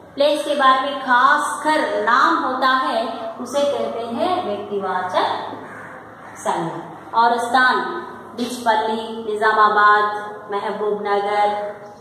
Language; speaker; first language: Hindi; non-native, local second language; Telugu